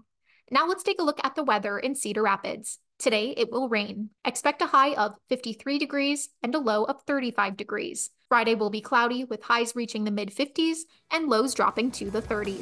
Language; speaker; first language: English; native; English